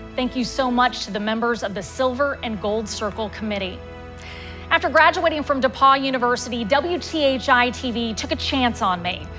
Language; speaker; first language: English; native; English